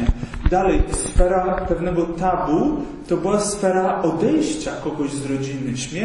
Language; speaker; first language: Polish; native; Polish